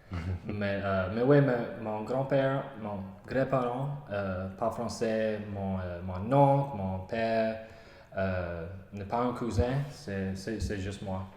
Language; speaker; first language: French; non-native, learner; English